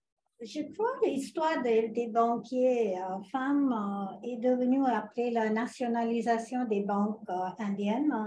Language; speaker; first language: French; non-native, fluent; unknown